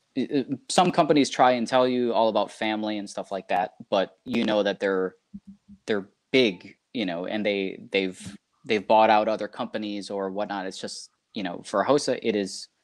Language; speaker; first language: English; native; English